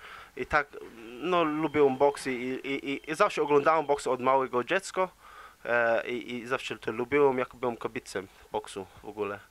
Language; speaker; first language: Polish; early bilingual, heritage; English